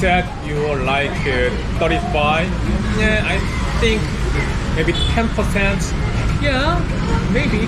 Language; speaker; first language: English; non-native, learner; Korean